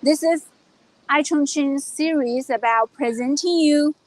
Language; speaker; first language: English; non-native, fluent; Chinese